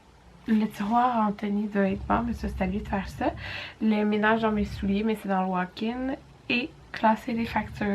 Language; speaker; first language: French; native; French